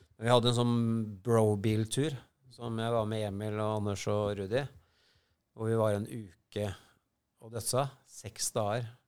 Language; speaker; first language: Norwegian; native; Norwegian